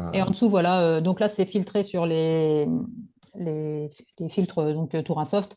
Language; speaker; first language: French; native; French